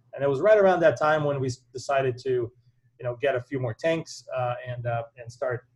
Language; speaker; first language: English; non-native, fluent; Portuguese